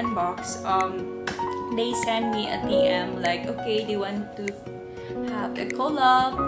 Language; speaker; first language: English; non-native, local second language; Cebuano